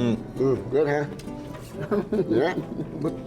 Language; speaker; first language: English; non-native, learner; Vietnamese